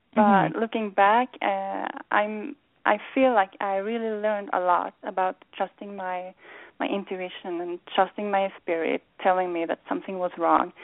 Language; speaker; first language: English; non-native, fluent; Swedish